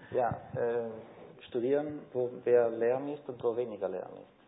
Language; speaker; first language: German; non-native, fluent; Spanish